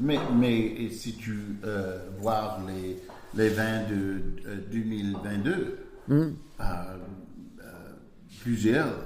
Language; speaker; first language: French; non-native, learner; English